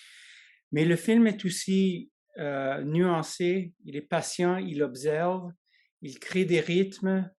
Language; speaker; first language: French; non-native, fluent; English